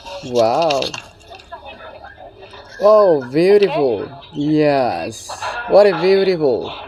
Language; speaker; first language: English; non-native, learner; Bangla